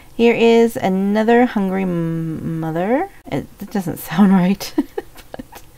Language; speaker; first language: English; native; English